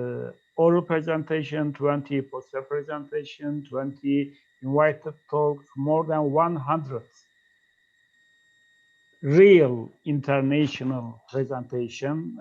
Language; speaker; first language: English; non-native, fluent; Turkish